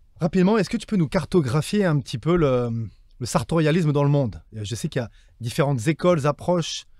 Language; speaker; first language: French; native; French